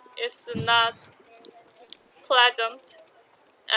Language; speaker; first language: English; non-native, learner; Korean